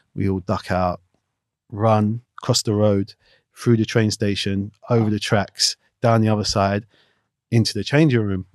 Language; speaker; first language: English; native; English